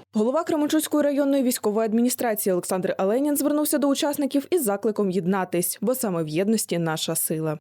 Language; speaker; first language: Ukrainian; native; Ukrainian